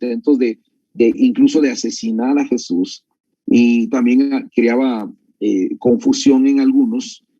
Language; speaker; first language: Spanish; native; Spanish